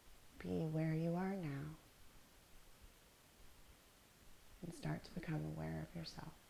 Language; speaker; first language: English; native; English